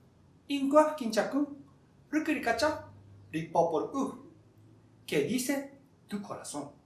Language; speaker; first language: Spanish; non-native, fluent; Japanese